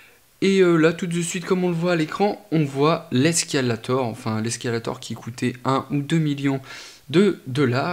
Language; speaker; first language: French; native; French